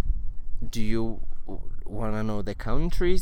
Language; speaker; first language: English; non-native, fluent; Italian